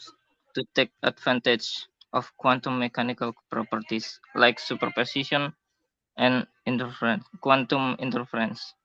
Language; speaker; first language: English; non-native, learner; Indonesian